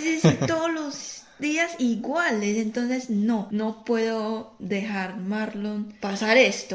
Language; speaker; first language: Spanish; non-native, fluent; Chinese